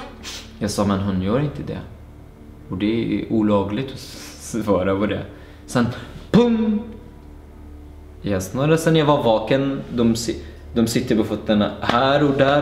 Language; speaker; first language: Swedish; non-native, fluent; Arabic